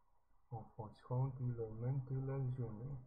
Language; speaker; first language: French; non-native, learner; English